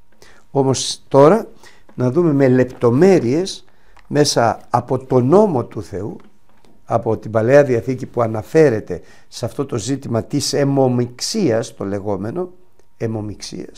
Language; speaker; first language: Greek; native; Greek